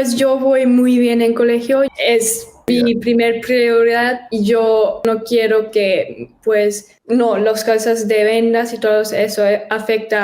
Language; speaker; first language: Spanish; early bilingual, heritage; German